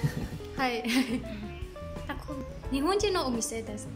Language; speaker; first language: Japanese; non-native, learner; Burmese